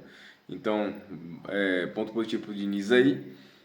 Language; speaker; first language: Portuguese; native; Portuguese